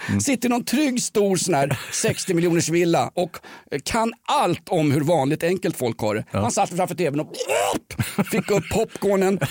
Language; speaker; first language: Swedish; native; Swedish